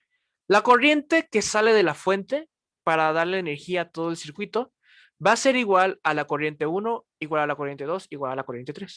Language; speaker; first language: Spanish; native; Spanish